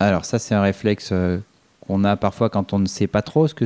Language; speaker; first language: French; native; French